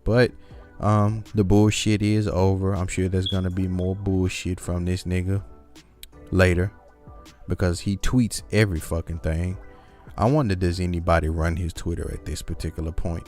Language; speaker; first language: English; native; English